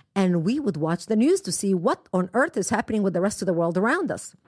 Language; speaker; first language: English; non-native, fluent; Arabic